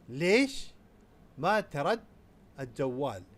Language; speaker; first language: Arabic; non-native, fluent; Urdu